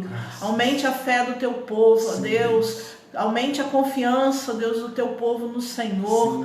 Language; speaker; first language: Portuguese; native; Portuguese